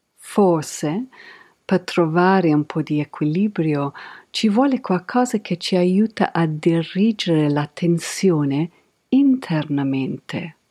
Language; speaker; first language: Italian; non-native, fluent; English